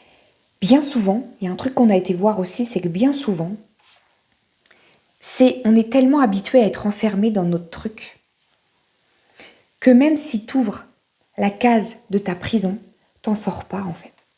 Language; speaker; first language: French; native; French